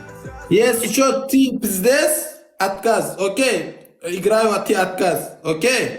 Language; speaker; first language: Russian; non-native, learner; Turkmen